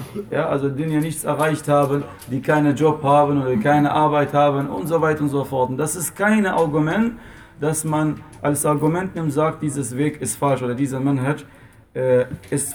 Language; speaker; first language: German; non-native, fluent; Arabic